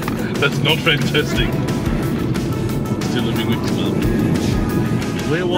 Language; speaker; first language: English; native; English